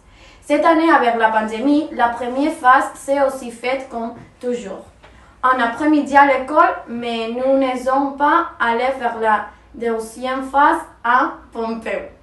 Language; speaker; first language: French; non-native, learner; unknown